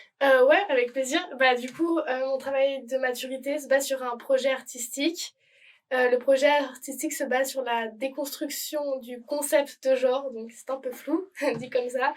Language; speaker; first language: French; native; French